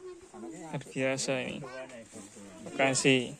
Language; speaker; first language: Indonesian; non-native, local second language; Javanese